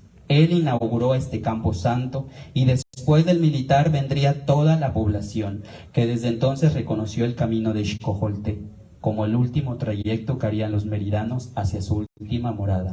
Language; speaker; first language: Spanish; native; Spanish